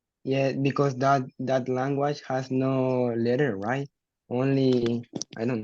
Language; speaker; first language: English; non-native, learner; Spanish